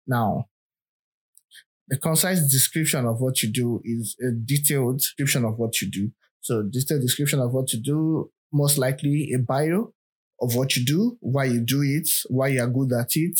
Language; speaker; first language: English; non-native, local second language; Yoruba